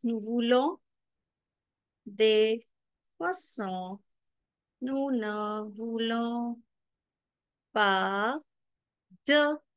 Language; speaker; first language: French; non-native, fluent; Hindi